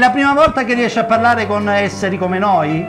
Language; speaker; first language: Italian; native; Italian